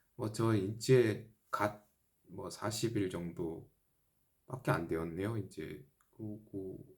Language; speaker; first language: Korean; native; Korean